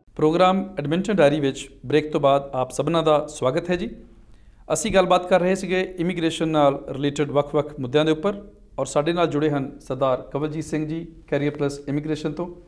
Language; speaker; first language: Punjabi; native; Punjabi